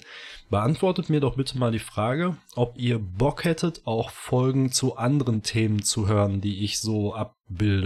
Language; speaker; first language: German; native; German